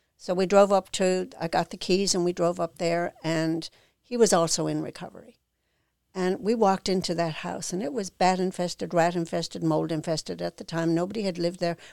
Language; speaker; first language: English; native; English